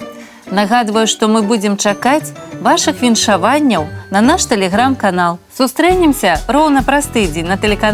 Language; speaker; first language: Belarusian; native; Belarusian